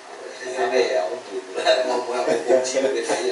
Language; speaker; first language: Cantonese; early bilingual, heritage; Cantonese